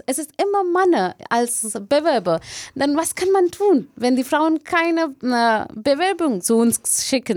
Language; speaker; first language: German; non-native, learner; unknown